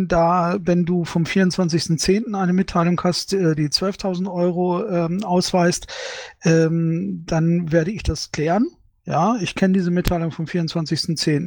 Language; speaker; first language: German; native; German